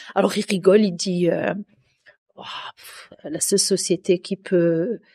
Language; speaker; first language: French; non-native, local second language; Arabic